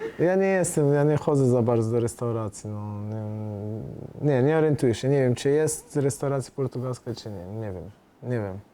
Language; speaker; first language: Polish; non-native, fluent; Portuguese